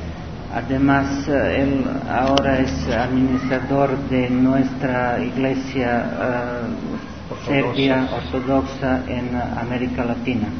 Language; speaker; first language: Spanish; non-native, learner; Serbian